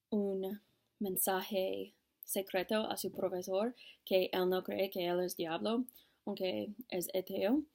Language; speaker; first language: Spanish; non-native, learner; English